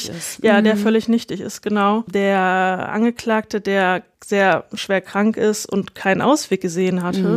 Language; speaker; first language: German; native; German